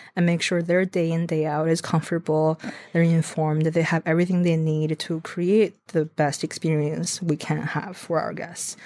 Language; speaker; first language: English; non-native, fluent; Chinese